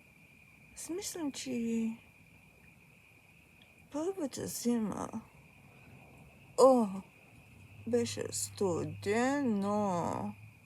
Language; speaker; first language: Bulgarian; early bilingual, heritage; Bulgarian